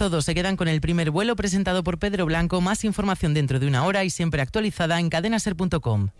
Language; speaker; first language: Spanish; native; Spanish